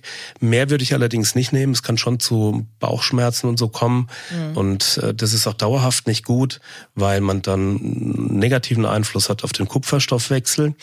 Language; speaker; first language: German; native; German